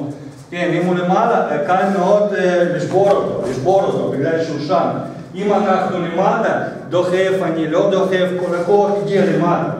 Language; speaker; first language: Hebrew; non-native, fluent; Russian